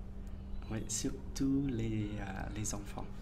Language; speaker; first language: French; non-native, fluent; Vietnamese